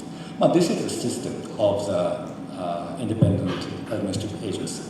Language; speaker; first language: English; non-native, fluent; Japanese